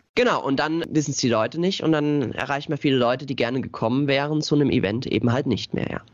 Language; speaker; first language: German; native; German